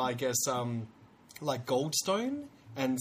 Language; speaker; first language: English; native; English